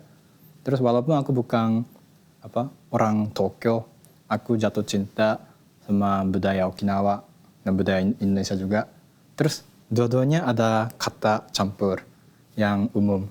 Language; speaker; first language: Indonesian; non-native, fluent; Japanese